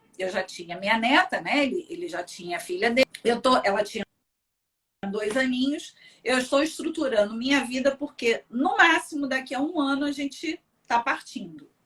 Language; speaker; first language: Portuguese; early bilingual, other home language; Spanish